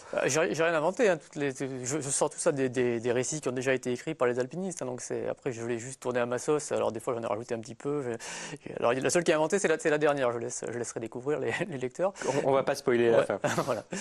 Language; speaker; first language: French; native; French